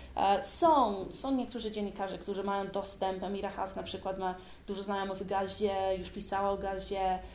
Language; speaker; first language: Polish; early bilingual, heritage; Polish